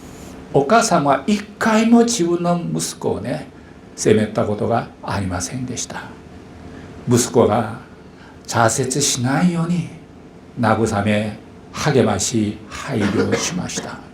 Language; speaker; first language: Japanese; non-native, fluent; Korean